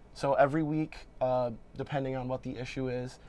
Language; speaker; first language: English; native; English